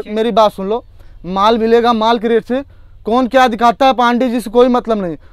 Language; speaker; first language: Hindi; native; Hindi